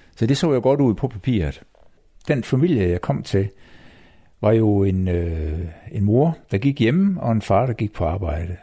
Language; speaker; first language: Danish; native; Danish